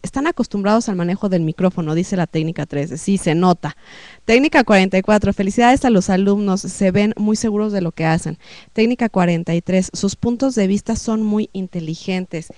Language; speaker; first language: Spanish; native; Spanish